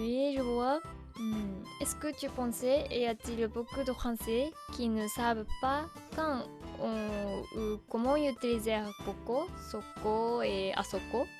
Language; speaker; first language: French; non-native, learner; Japanese